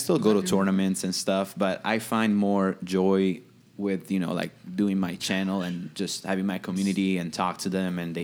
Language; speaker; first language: English; non-native, fluent; Italian